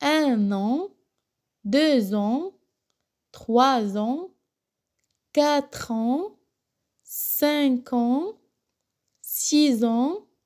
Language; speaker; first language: French; non-native, local second language; Arabic